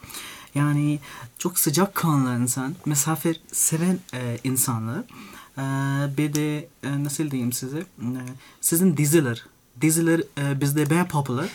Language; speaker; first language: Turkish; non-native, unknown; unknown